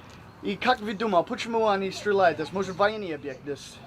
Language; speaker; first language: Russian; non-native, learner; English